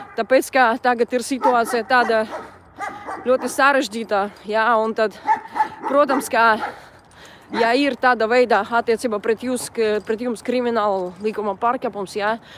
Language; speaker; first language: Latvian; non-native, local second language; Russian